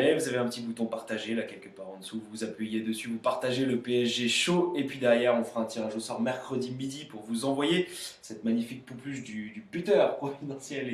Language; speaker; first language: French; native; French